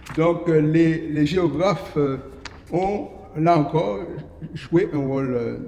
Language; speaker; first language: French; native; French